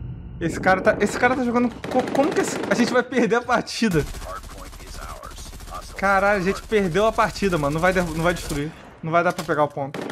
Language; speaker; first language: Portuguese; native; Portuguese